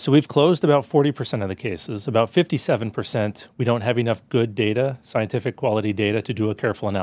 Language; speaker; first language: English; native; English